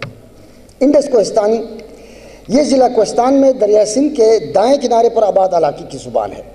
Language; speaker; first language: Urdu; non-native, local second language; Northern Hindko